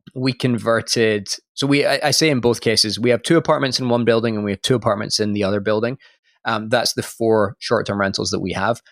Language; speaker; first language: English; native; English